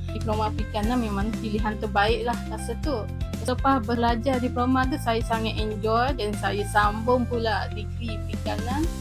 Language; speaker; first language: Malay; native; Malay